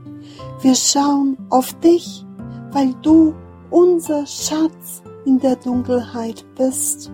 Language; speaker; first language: German; non-native, fluent; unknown